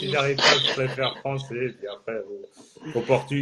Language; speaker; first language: French; non-native, fluent; Portuguese